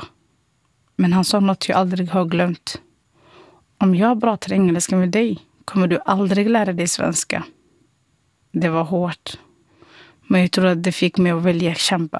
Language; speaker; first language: Swedish; non-native, fluent; Somali